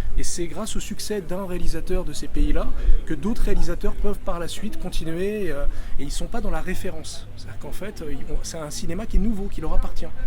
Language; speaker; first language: French; native; French